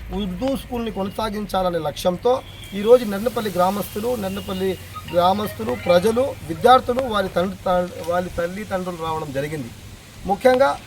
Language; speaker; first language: Telugu; non-native, local second language; Urdu